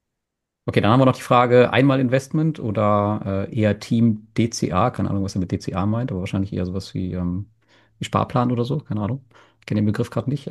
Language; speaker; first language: German; native; German